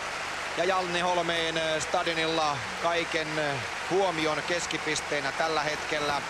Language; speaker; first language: Finnish; native; Finnish